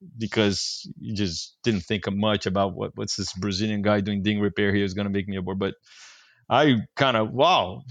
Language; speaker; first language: English; non-native, fluent; Portuguese